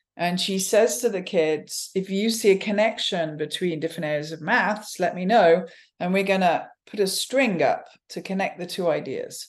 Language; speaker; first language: English; native; English